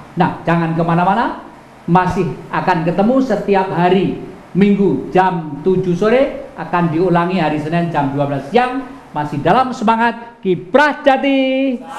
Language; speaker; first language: Indonesian; non-native, local second language; Javanese